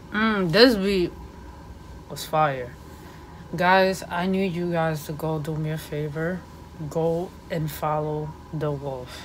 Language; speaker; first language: English; native; English